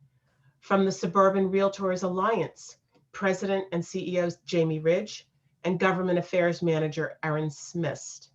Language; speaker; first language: English; native; English